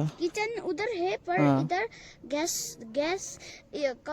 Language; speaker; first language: Hindi; non-native, local second language; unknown